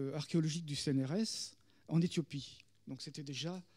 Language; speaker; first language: French; native; French